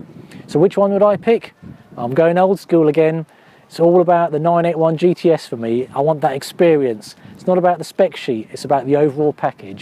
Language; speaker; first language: English; native; English